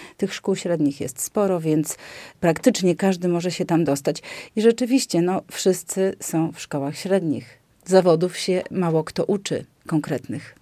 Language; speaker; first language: Polish; native; Polish